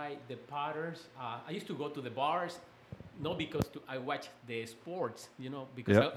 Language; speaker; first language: English; non-native, fluent; Spanish